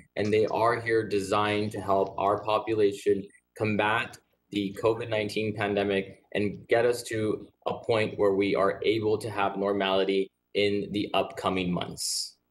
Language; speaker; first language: English; early bilingual, other home language; Spanish